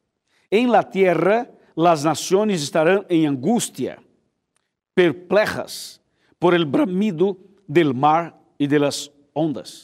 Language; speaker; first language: Spanish; non-native, fluent; Portuguese